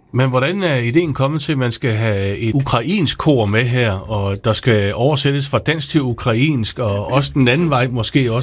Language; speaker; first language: Danish; native; Danish